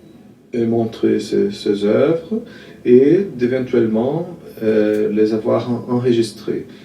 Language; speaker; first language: French; non-native, fluent; Portuguese